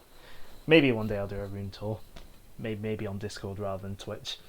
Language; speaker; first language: English; native; English